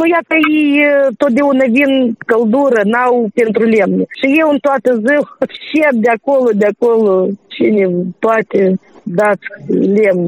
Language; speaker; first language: Romanian; non-native, local second language; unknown